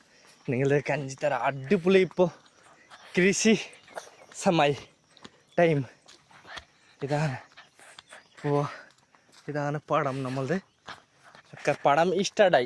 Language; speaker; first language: Malayalam; non-native, learner; Bangla